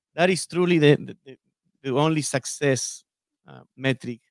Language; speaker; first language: English; non-native, fluent; Spanish